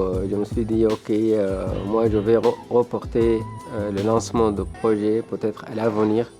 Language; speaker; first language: French; non-native, fluent; Arabic